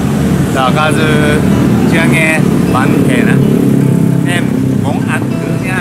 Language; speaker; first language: Vietnamese; non-native, learner; Japanese